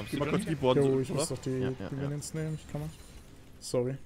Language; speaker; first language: German; native; German